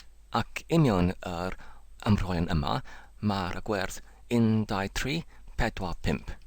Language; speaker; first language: Welsh; non-native, learner; English